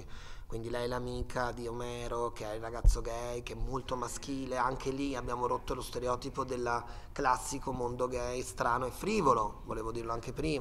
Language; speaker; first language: Italian; native; Italian